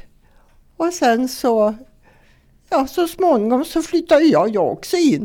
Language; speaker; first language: Swedish; native; Swedish